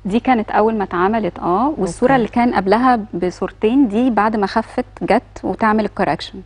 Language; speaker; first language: Arabic; native; Arabic